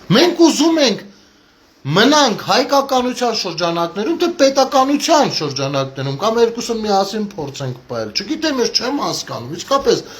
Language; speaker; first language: Armenian; native; Armenian